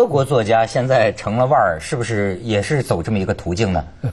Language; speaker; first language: Chinese; native; Chinese